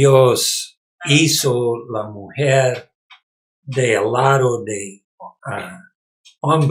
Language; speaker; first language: Spanish; non-native, learner; English